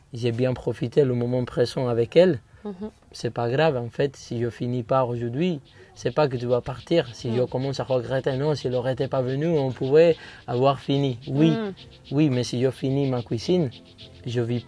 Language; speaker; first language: French; non-native, fluent; Spanish